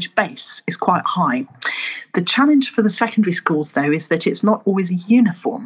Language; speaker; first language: English; native; English